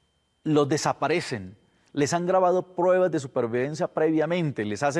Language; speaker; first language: Spanish; native; Spanish